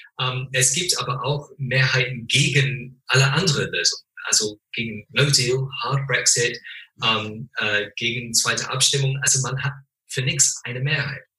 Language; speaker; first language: German; non-native, fluent; English